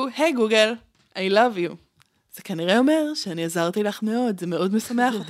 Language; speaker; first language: Hebrew; early bilingual, other home language; Russian